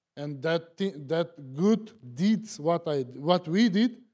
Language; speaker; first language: English; non-native, learner; Kazakh